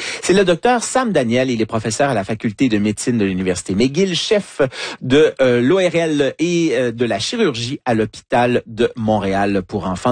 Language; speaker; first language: French; native; French